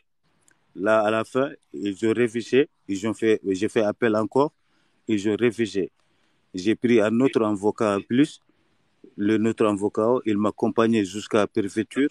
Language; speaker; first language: French; non-native, learner; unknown